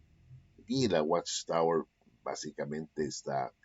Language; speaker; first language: Spanish; native; Spanish